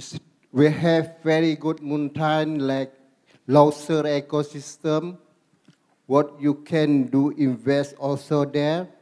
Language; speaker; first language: English; non-native, learner; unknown